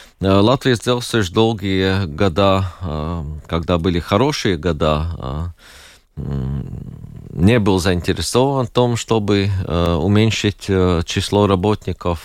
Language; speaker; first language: Russian; non-native, local second language; Latvian